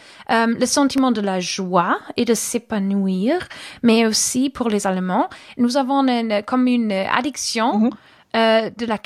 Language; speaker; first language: French; non-native, learner; German